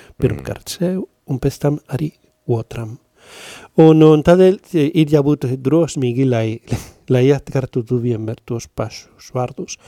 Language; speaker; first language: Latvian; non-native, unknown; Spanish